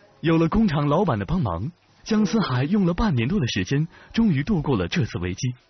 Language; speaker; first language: Chinese; native; Chinese